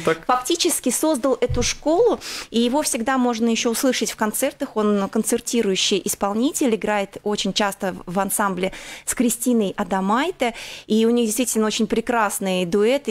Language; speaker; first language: Russian; native; Russian